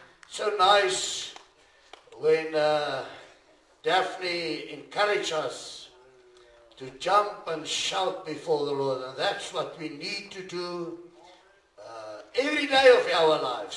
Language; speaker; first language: English; non-native, local second language; Afrikaans